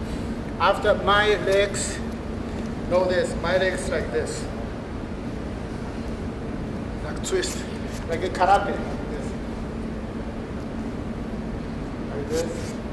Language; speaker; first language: English; non-native, learner; Spanish